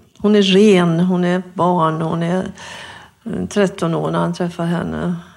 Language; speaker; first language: Swedish; native; Swedish